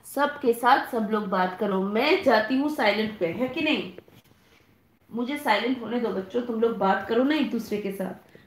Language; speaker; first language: Hindi; non-native, local second language; Bangla